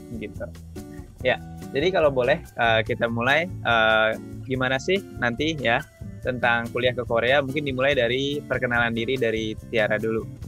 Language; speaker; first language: Indonesian; native; Indonesian